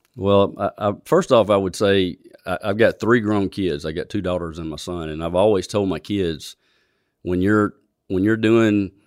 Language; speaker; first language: English; native; English